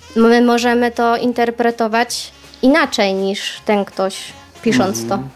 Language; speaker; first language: Polish; native; Polish